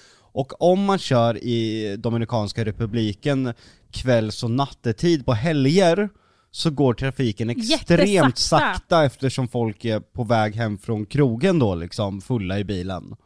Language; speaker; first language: Swedish; native; Swedish